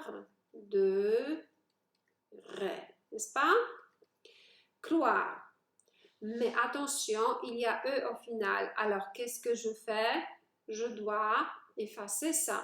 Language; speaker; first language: French; non-native, fluent; Polish